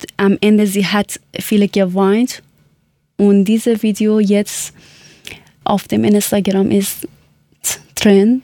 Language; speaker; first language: German; non-native, learner; Persian